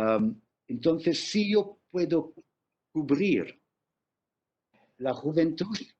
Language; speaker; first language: Spanish; non-native, fluent; English